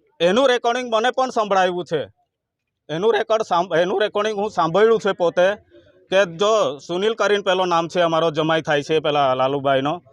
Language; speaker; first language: Gujarati; non-native, local second language; Bhili